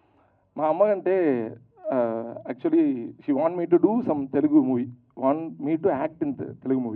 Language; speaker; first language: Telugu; early bilingual, heritage; Telugu